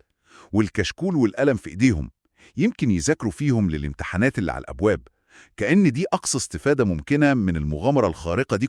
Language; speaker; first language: Arabic; native; Arabic